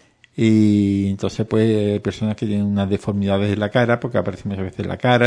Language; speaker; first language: Spanish; native; Spanish